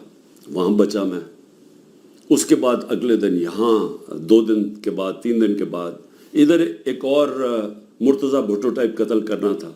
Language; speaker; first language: Urdu; native; Urdu